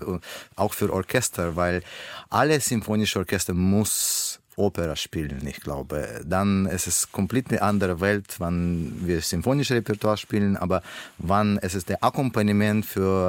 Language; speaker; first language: German; non-native, learner; Russian